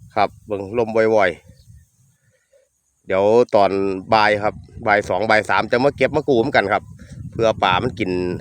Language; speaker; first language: Thai; native; Thai